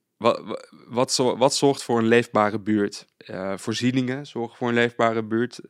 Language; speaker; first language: Dutch; native; Dutch